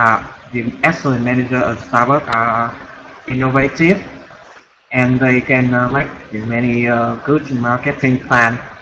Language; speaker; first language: English; non-native, learner; Vietnamese